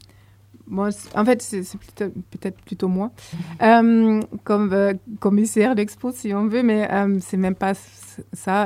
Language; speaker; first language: French; non-native, fluent; German